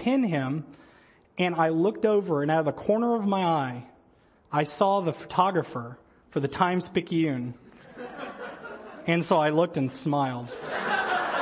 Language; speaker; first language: English; native; English